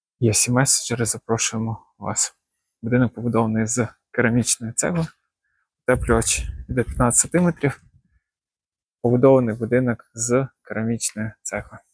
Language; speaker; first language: Ukrainian; native; Ukrainian